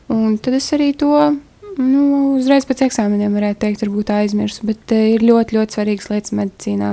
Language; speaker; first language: Latvian; native; Latvian